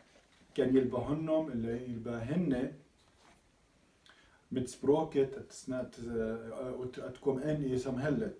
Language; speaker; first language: Swedish; non-native, learner; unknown